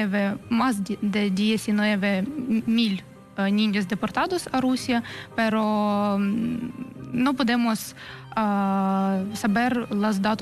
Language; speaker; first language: Spanish; non-native, fluent; Ukrainian